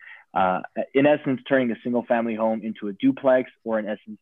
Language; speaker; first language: English; native; English